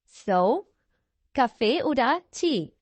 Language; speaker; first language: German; non-native, fluent; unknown